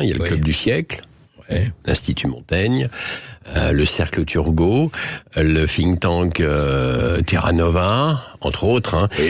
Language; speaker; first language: French; native; French